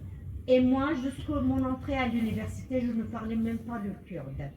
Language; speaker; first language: French; non-native, fluent; Arabic